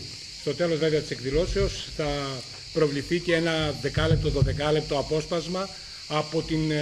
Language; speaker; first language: Greek; native; Greek